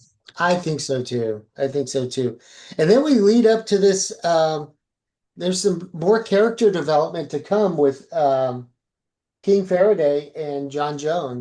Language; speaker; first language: English; native; English